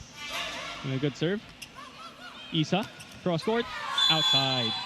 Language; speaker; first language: English; non-native, local second language; Filipino